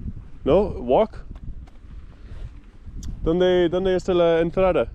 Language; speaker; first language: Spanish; non-native, learner; English